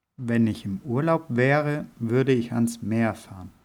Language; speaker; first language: German; native; German